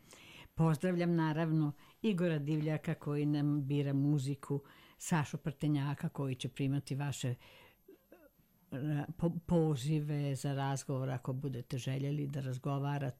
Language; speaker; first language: Serbian; native; Serbian